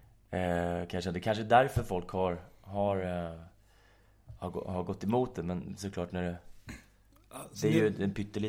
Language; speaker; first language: Swedish; native; Swedish